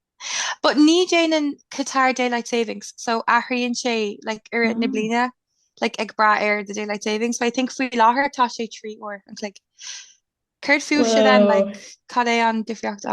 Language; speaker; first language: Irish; non-native, local second language; English